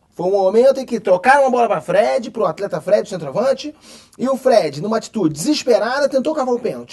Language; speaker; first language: Portuguese; native; Portuguese